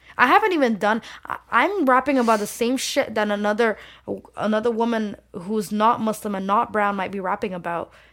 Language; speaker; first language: English; early bilingual, other home language; Bangla